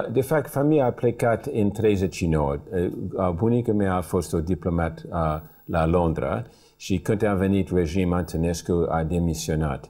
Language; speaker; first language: Romanian; early bilingual, heritage; English